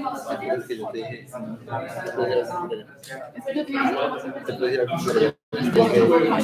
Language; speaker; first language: Spanish; native; Spanish